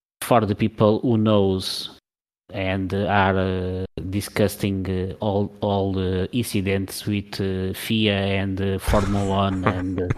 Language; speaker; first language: English; non-native, learner; Portuguese